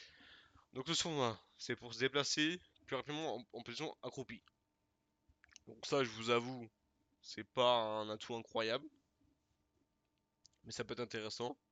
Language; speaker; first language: French; native; French